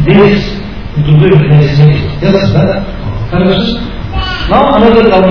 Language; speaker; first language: Russian; non-native, learner; Tibetan